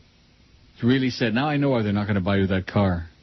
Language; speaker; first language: English; native; English